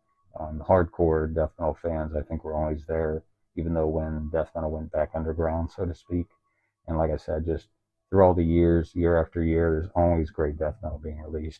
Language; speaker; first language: English; native; English